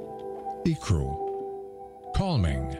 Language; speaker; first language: English; native; English